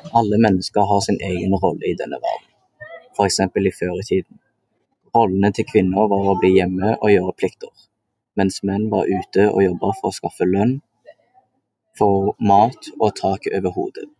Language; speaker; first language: Norwegian; early bilingual, other home language; Indonesian